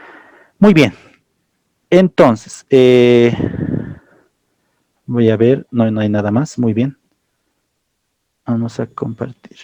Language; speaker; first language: Spanish; native; Spanish